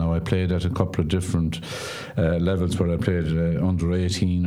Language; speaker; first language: English; non-native, local second language; Irish